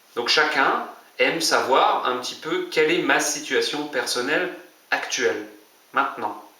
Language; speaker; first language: French; native; French